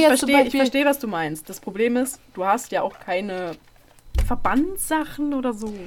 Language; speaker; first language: German; native; German